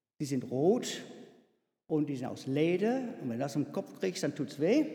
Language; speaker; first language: German; non-native, fluent; English